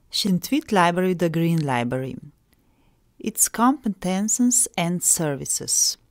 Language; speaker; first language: English; non-native, fluent; Slovenian